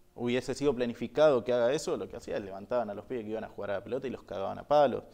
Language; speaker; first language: Spanish; native; Spanish